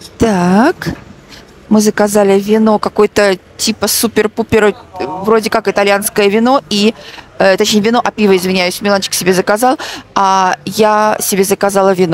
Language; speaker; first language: Russian; native; Russian